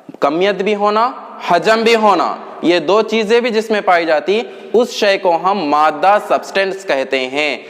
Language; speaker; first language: Urdu; native; Urdu